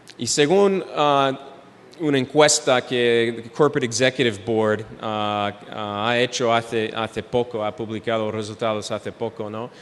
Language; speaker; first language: Spanish; early bilingual, heritage; Spanish